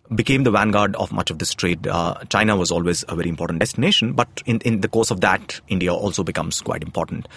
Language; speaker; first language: English; non-native, local second language; Tamil